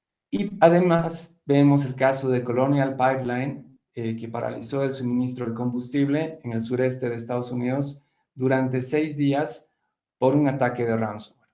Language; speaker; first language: Spanish; native; Spanish